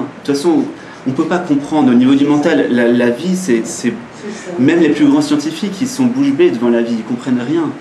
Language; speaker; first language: French; native; French